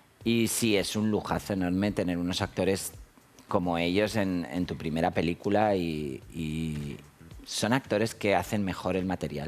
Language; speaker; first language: Spanish; native; Spanish